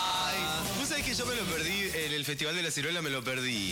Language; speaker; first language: Spanish; native; Spanish